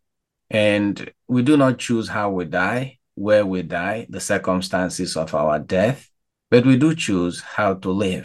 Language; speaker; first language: English; non-native, local second language; Igbo